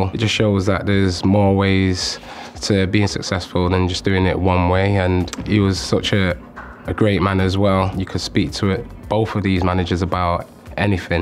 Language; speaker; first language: English; native; English